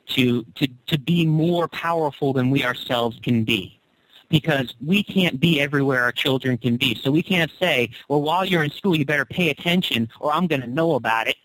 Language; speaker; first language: English; native; English